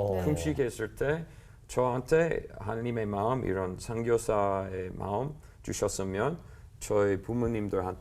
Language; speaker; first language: Korean; non-native, learner; English